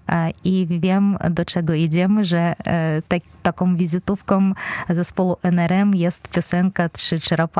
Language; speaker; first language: Polish; non-native, fluent; Belarusian